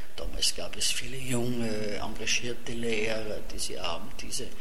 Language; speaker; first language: German; non-native, local second language; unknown